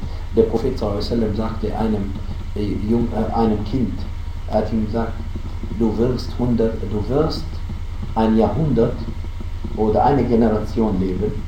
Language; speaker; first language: German; non-native, fluent; Arabic